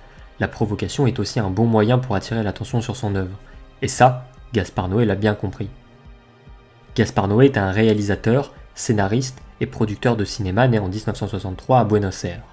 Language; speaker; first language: French; native; French